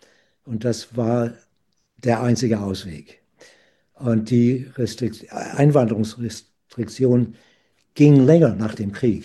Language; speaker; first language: German; non-native, fluent; English